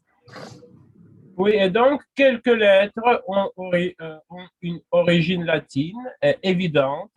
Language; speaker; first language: French; non-native, fluent; Russian